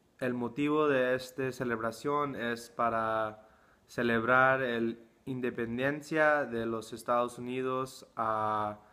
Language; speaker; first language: Spanish; early bilingual, heritage; English